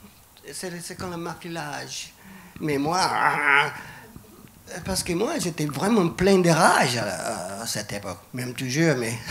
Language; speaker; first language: French; non-native, fluent; English